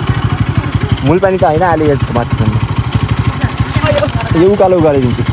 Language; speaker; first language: Nepali; native; Nepali